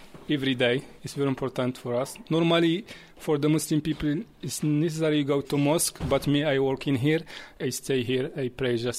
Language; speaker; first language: English; non-native, learner; Arabic